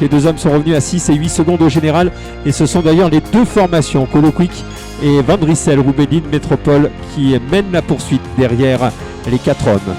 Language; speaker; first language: French; native; French